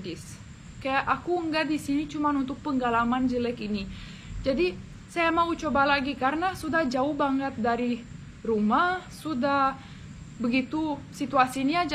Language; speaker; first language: Indonesian; non-native, fluent; Romanian